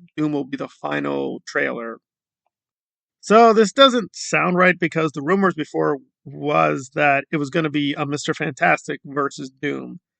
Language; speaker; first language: English; native; English